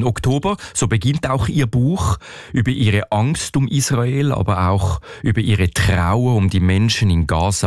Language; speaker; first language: German; native; German